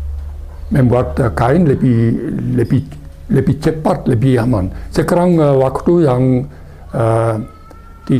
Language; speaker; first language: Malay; non-native, fluent; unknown